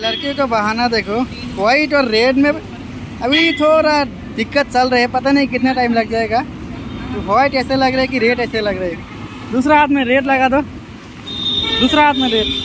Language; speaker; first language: Hindi; non-native, local second language; Bangla